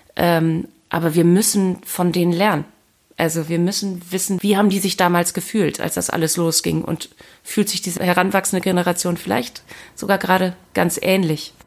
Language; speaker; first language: German; native; German